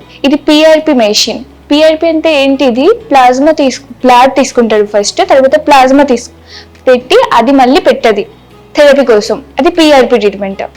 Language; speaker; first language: Telugu; non-native, learner; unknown